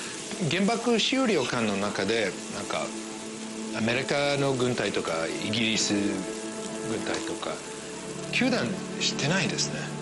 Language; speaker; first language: Japanese; non-native, fluent; English